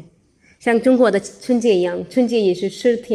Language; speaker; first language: Chinese; non-native, learner; Urdu